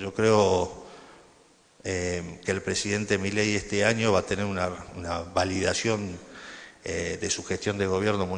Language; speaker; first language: Spanish; native; Spanish